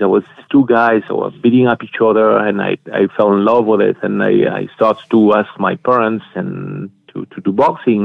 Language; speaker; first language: English; non-native, fluent; French